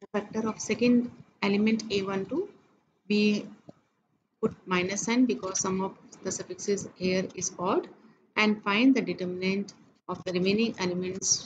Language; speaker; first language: English; non-native, local second language; Hindi